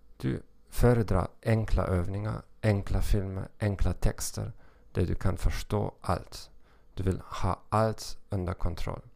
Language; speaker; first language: Swedish; non-native, learner; German